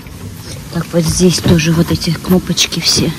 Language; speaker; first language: Russian; native; Russian